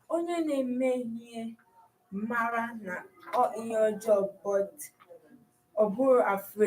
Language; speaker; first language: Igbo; non-native, learner; English